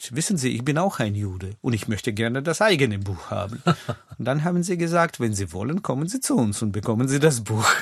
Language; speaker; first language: German; non-native, fluent; Russian